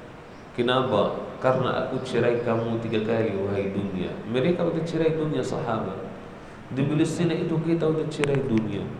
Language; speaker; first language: Indonesian; non-native, learner; Arabic